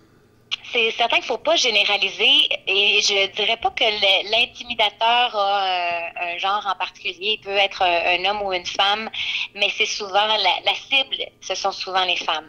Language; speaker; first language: French; native; French